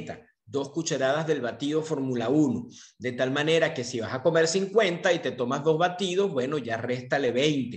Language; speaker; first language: Spanish; native; Spanish